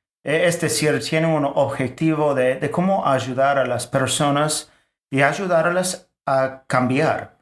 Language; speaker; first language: Spanish; non-native, fluent; English